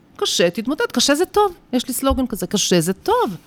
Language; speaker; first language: Hebrew; native; Hebrew